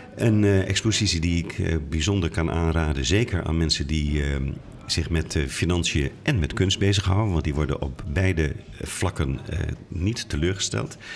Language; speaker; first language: Dutch; native; Dutch